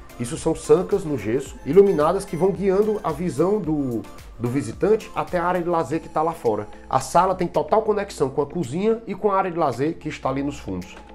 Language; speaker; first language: Portuguese; native; Portuguese